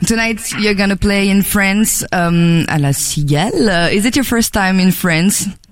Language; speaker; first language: English; non-native, fluent; French